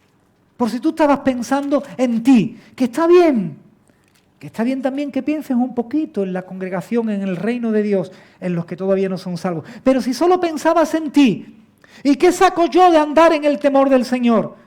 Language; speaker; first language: Spanish; native; Spanish